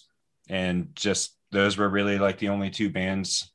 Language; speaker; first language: English; native; English